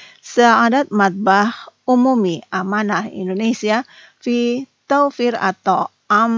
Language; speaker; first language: Arabic; non-native, fluent; Indonesian